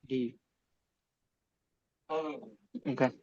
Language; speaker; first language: German; non-native, learner; Bangla